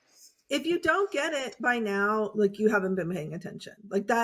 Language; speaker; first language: English; native; English